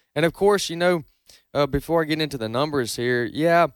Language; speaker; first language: English; native; English